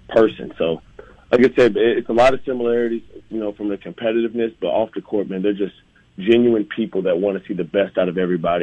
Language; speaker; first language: English; native; English